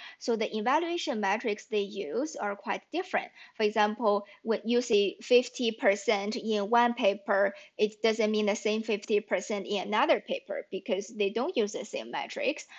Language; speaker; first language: English; non-native, fluent; Chinese